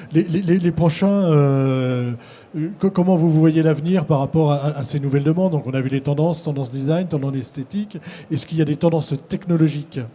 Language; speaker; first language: French; native; French